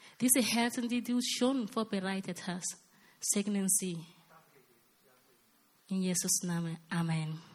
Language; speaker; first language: German; non-native, learner; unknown